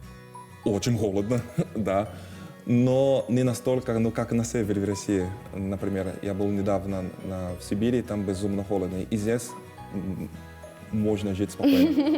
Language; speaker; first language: Russian; non-native, fluent; Portuguese